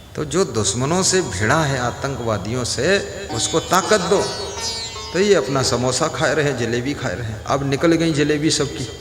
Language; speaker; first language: Hindi; native; Hindi